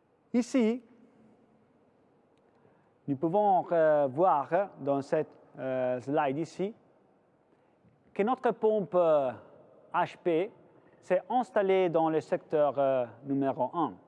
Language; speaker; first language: French; non-native, fluent; Italian